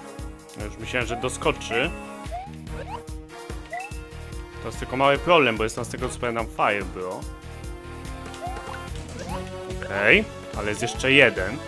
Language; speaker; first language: Polish; native; Polish